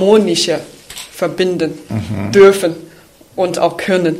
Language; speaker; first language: German; non-native, fluent; Chinese